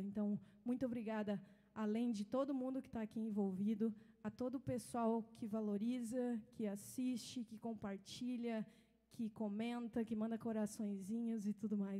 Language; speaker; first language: Portuguese; native; Portuguese